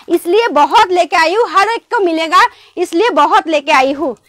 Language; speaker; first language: Hindi; non-native, local second language; Bangla